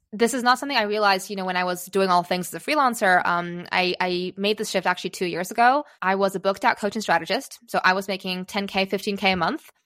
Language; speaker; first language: English; early bilingual, other home language; Czech